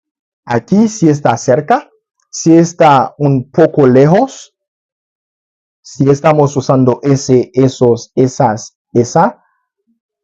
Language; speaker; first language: Spanish; non-native, learner; Haitian Creole